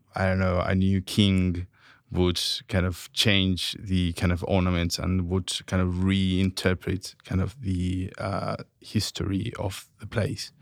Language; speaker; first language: English; non-native, fluent; Spanish